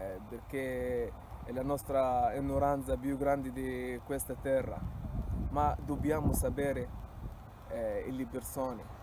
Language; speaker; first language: Italian; non-native, fluent; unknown